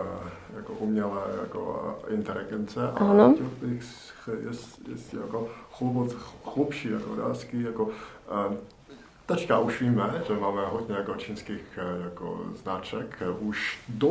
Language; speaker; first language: Czech; non-native, learner; Chinese